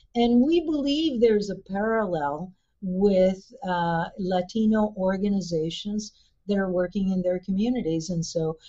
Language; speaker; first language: English; early bilingual, other home language; Spanish